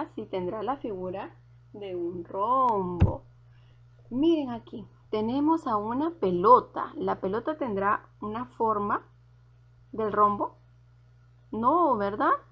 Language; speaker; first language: Spanish; native; Spanish